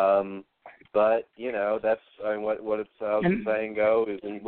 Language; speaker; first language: English; native; English